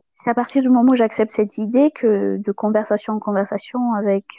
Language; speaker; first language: French; non-native, local second language; Malagasy